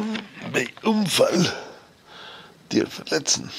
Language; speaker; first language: German; non-native, learner; English